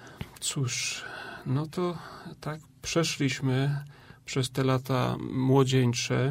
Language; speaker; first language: Polish; native; Polish